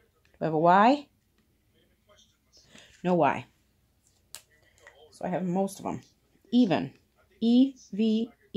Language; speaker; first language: English; native; English